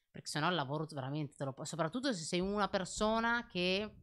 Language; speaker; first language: Italian; early bilingual, other home language; Arabic